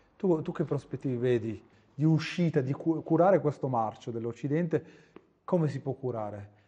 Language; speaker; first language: Italian; non-native, fluent; Arabic